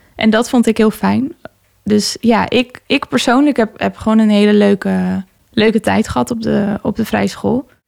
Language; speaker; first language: Dutch; native; Dutch